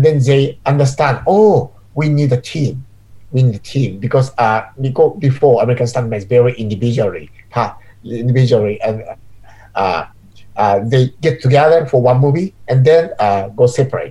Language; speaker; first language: English; non-native, learner; Japanese